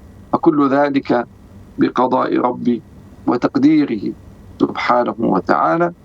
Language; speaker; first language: Arabic; native; Arabic